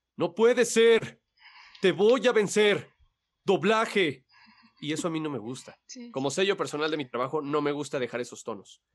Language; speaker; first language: Spanish; native; Spanish